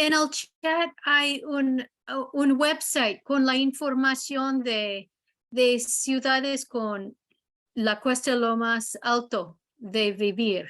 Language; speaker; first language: Spanish; non-native, learner; English